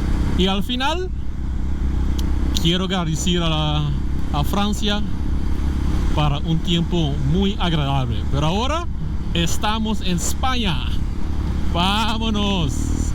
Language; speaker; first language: Spanish; non-native, learner; Papiamento